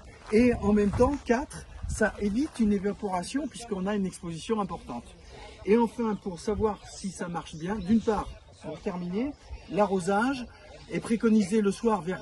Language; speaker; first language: French; native; French